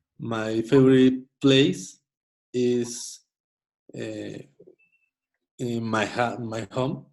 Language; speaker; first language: English; non-native, learner; Spanish